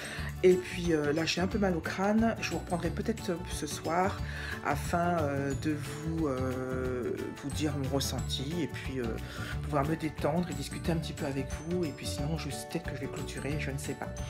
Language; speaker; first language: French; native; French